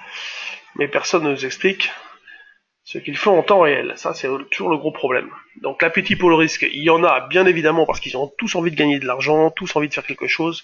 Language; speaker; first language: French; native; French